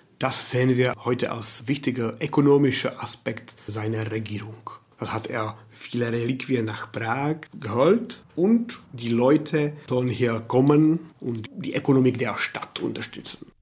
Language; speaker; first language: German; non-native, fluent; Czech